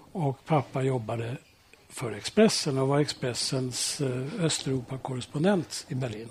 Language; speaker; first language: Swedish; early bilingual, heritage; Swedish